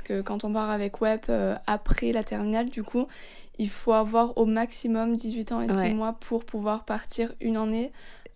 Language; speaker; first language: French; native; French